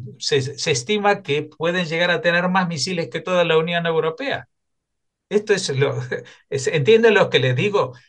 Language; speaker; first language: Spanish; native; Spanish